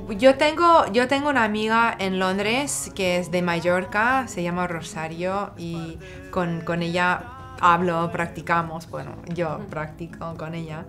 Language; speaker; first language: Spanish; non-native, fluent; English